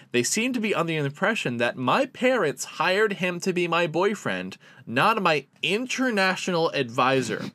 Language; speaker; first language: English; native; English